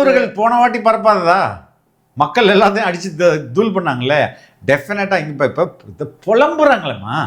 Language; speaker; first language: Tamil; native; Tamil